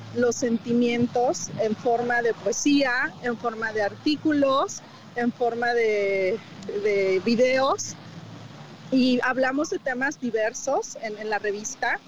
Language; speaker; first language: Spanish; native; Spanish